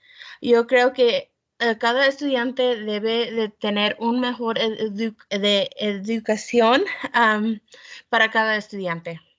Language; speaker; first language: Spanish; early bilingual, heritage; Spanish